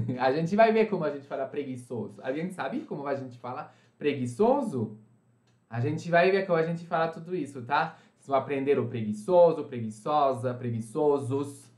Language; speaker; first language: Portuguese; non-native, fluent; French